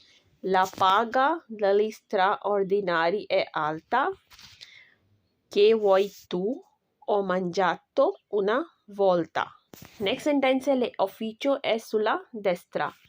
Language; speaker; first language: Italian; non-native, learner; Urdu